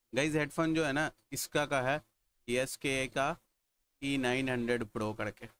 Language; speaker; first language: Hindi; native; Hindi